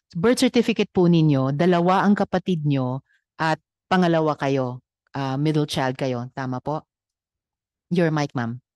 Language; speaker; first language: Filipino; native; Filipino